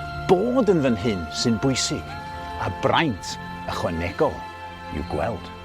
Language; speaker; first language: Welsh; native; Welsh